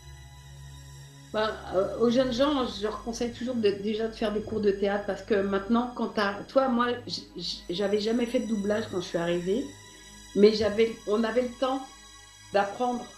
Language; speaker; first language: French; native; French